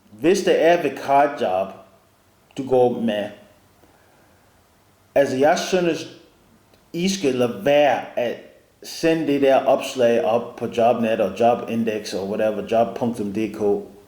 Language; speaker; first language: Danish; non-native, learner; English